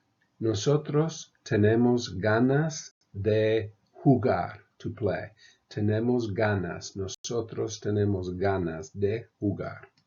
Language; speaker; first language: Spanish; non-native, fluent; English